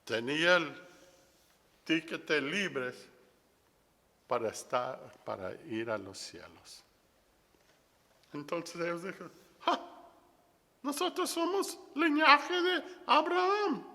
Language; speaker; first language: Spanish; non-native, fluent; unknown